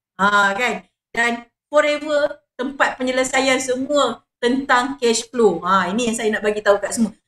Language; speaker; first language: Malay; native; Malay